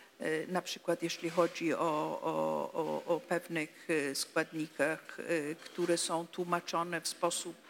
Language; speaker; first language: Polish; non-native, fluent; Italian